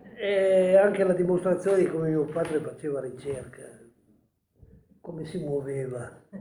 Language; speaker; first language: Italian; native; Italian